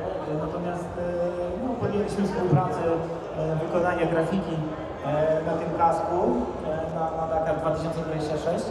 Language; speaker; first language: Polish; native; Polish